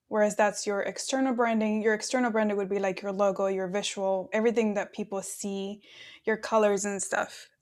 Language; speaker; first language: English; early bilingual, other home language; Spanish